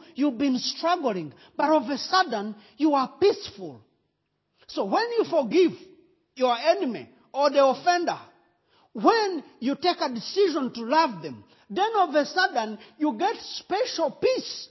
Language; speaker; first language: English; non-native, local second language; Kinyarwanda